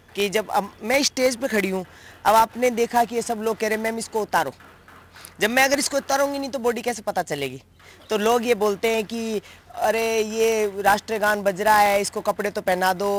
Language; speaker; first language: Hindi; native; Hindi